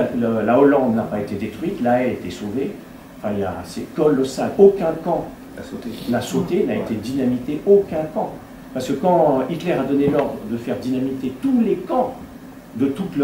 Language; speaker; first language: French; native; French